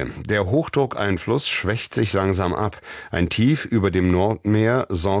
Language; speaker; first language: German; native; German